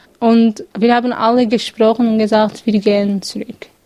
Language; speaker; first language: German; non-native, learner; Kurdish